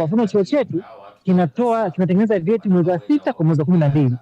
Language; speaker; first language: Swahili; native; Swahili